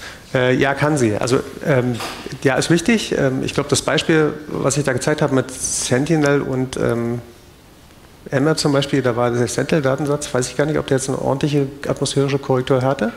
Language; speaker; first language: German; native; German